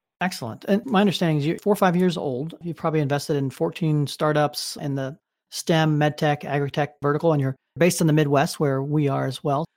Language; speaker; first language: English; native; English